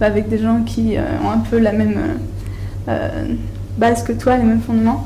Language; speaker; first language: French; non-native, fluent; Spanish